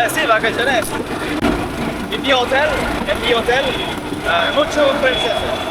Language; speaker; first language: Spanish; non-native, learner; French